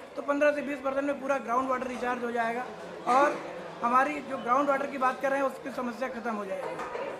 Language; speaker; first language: Hindi; native; Hindi